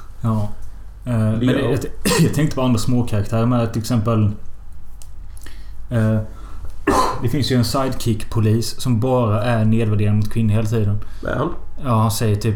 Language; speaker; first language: Swedish; native; Swedish